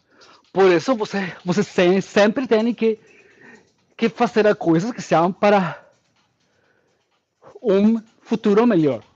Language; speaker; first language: Portuguese; non-native, learner; English